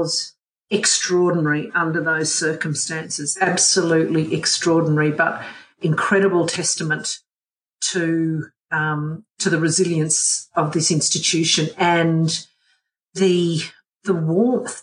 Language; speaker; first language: English; native; English